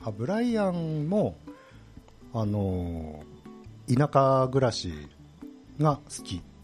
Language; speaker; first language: Japanese; native; Japanese